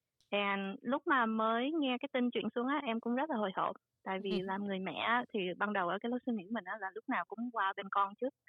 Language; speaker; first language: Vietnamese; early bilingual, heritage; Vietnamese